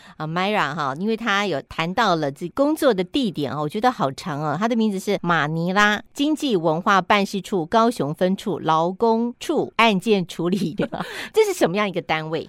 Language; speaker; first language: Chinese; native; Chinese